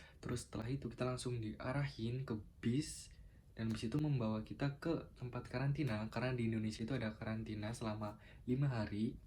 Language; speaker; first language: Indonesian; native; Indonesian